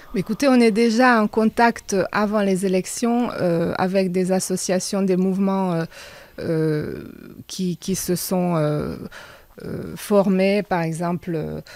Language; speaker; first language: French; non-native, fluent; Hungarian